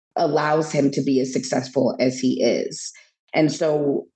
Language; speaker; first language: English; native; English